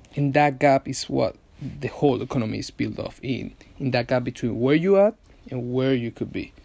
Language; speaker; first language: English; non-native, fluent; Spanish